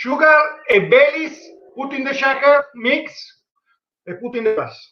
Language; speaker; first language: English; non-native, learner; Italian